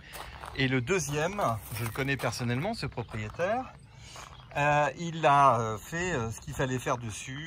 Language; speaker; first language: French; native; French